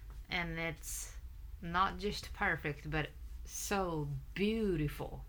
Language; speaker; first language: English; non-native, fluent; Japanese